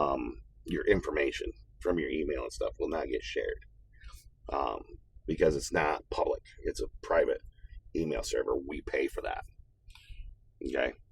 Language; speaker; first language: English; native; English